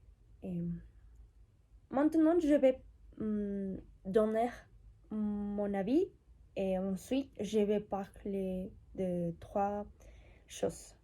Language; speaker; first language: French; non-native, learner; Spanish